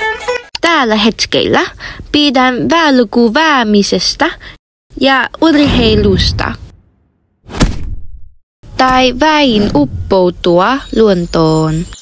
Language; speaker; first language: Finnish; non-native, learner; Vietnamese